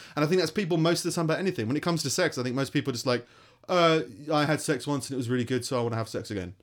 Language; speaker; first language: English; native; English